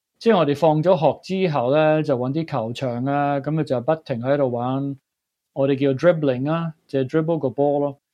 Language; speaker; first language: Cantonese; early bilingual, heritage; Cantonese